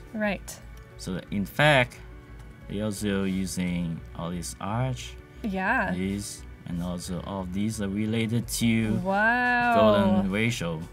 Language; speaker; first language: English; non-native, local second language; Cantonese